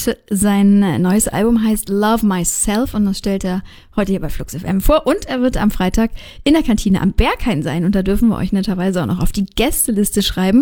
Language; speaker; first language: German; native; German